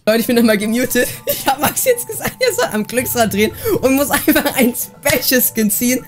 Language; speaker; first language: German; native; German